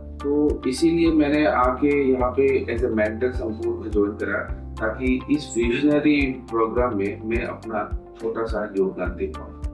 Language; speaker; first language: Hindi; non-native, local second language; Assamese